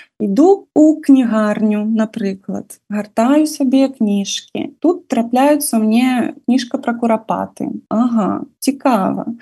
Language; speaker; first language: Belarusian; non-native, local second language; Russian